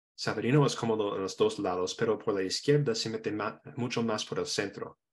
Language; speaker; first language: Spanish; non-native, fluent; English